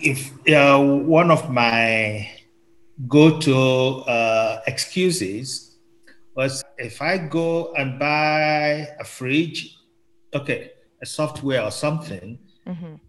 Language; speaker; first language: English; non-native, local second language; Yoruba